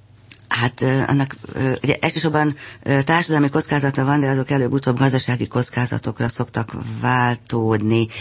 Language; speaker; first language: Hungarian; native; Hungarian